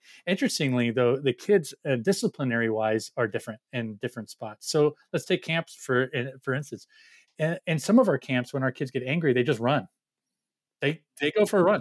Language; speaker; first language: English; native; English